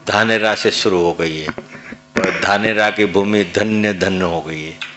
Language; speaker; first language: Hindi; non-native, local second language; Gujarati